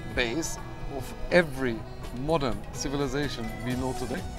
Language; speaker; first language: English; non-native, fluent; German